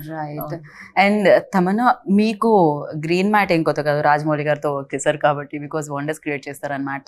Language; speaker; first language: Telugu; native; Telugu